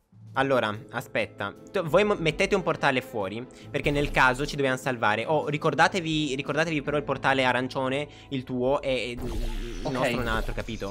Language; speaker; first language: Italian; native; Italian